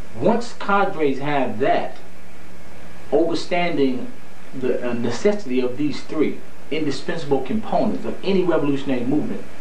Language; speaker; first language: English; native; English